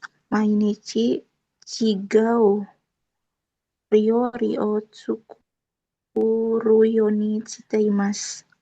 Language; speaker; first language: Japanese; non-native, learner; Indonesian